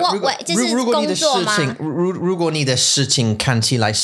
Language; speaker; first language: Chinese; non-native, learner; English